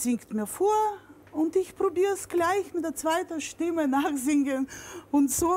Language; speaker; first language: German; non-native, fluent; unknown